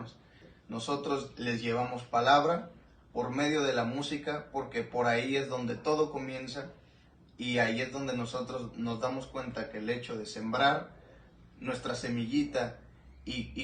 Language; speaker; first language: Spanish; native; Spanish